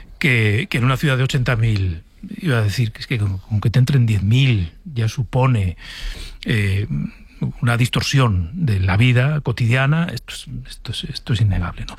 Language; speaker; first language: Spanish; native; Spanish